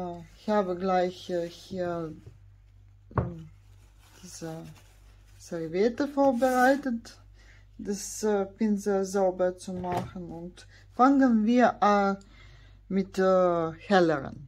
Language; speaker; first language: German; non-native, fluent; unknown